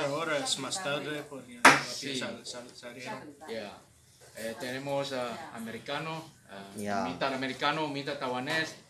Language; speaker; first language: Spanish; non-native, learner; Indonesian